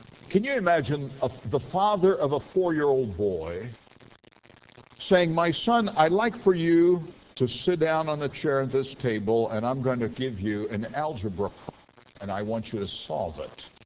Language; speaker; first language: English; non-native, fluent; French